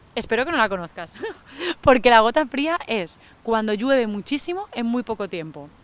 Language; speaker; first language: Spanish; native; Spanish